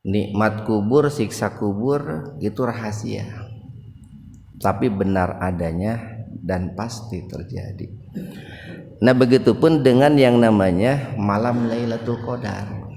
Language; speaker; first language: Indonesian; native; Indonesian